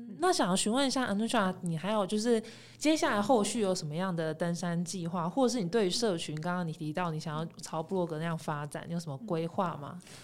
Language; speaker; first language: Chinese; native; Chinese